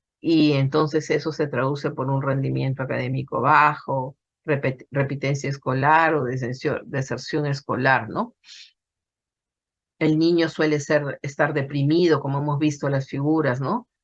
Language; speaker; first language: Spanish; native; Spanish